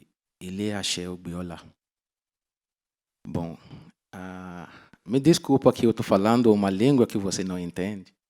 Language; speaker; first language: Portuguese; non-native, learner; Yoruba